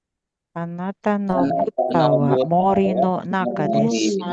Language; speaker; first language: Japanese; non-native, learner; Indonesian